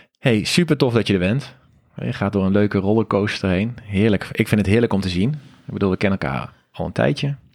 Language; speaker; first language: Dutch; native; Dutch